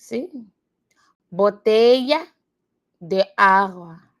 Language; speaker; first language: Spanish; non-native, learner; English